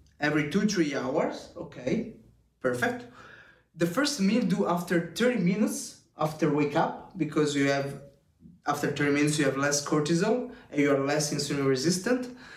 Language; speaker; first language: English; non-native, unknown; Italian